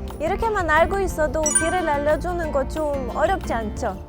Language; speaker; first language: Korean; non-native, fluent; Russian